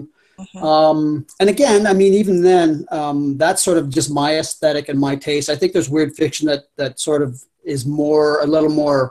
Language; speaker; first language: English; native; English